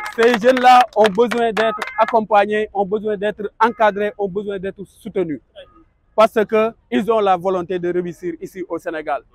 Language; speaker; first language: French; non-native, local second language; Wolof